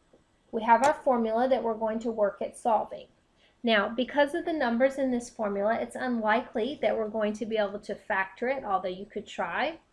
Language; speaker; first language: English; native; English